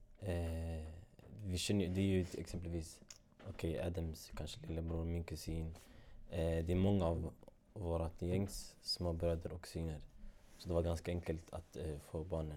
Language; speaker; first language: Swedish; early bilingual, other home language; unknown